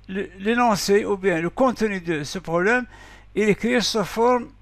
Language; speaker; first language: French; non-native, local second language; Arabic